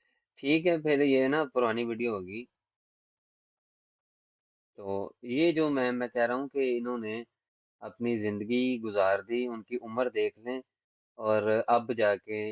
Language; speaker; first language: Hindi; non-native, local second language; Punjabi